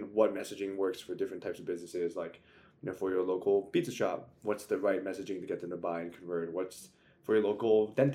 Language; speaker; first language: English; native; English